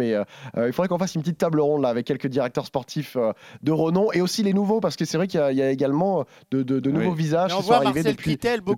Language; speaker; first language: French; native; French